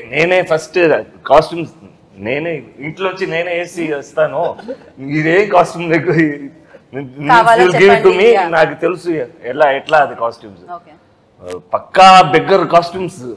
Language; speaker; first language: Telugu; non-native, learner; Tamil